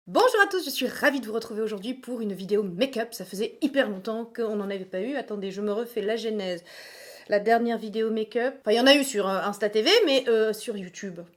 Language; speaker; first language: French; native; French